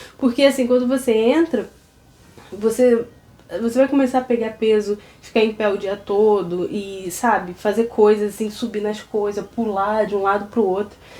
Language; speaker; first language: Portuguese; native; Portuguese